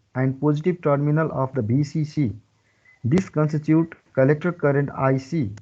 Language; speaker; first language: English; non-native, local second language; Nepali